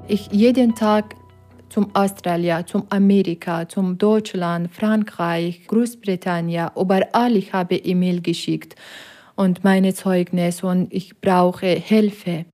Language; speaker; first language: German; non-native, learner; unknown